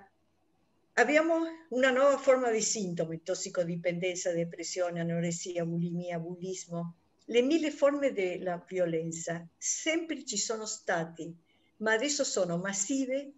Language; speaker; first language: Italian; non-native, fluent; Spanish